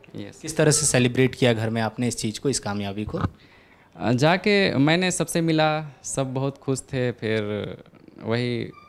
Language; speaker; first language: Hindi; native; Hindi